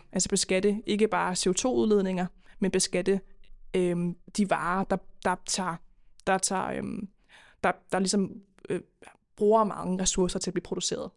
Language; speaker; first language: Danish; native; Danish